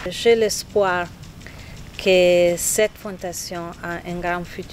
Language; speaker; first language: French; non-native, fluent; Italian